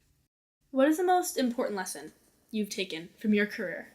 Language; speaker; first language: English; native; English